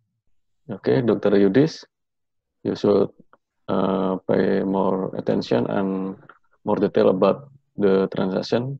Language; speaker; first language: English; non-native, learner; Indonesian